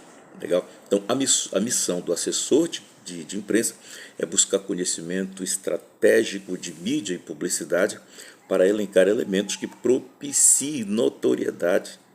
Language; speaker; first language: Portuguese; native; Portuguese